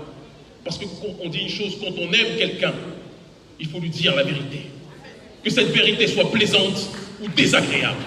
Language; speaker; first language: French; native; French